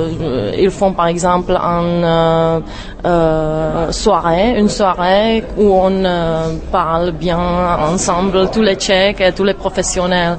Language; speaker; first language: French; non-native, fluent; Czech